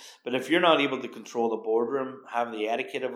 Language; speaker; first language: English; native; English